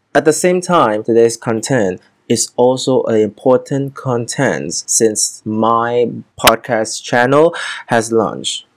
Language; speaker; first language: English; non-native, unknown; Vietnamese